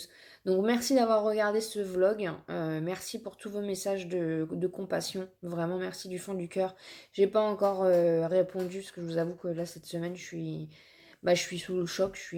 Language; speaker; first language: French; native; French